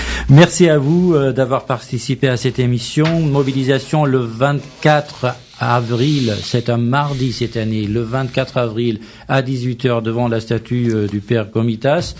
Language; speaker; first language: French; native; French